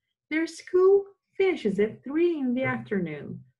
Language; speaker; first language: English; non-native, fluent; Turkish